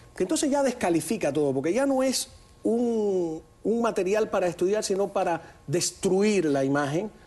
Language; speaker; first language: Spanish; native; Spanish